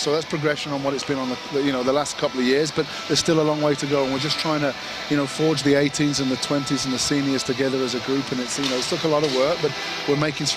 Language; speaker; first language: English; native; English